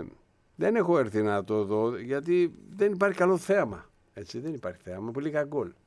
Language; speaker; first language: Greek; native; Greek